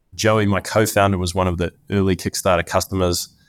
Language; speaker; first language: English; native; English